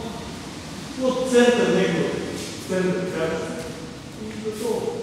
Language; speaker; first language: Bulgarian; non-native, learner; Russian